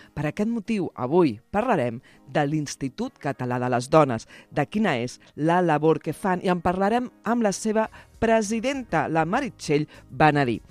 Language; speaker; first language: Catalan; native; Catalan